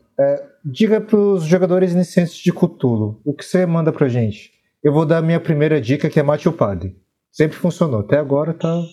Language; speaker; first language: Portuguese; native; Portuguese